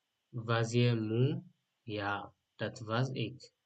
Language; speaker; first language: Dutch; non-native, learner; Tigrinya